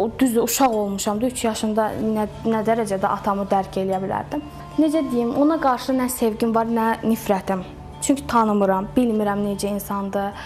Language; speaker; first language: Azerbaijani; early bilingual, heritage; Azerbaijani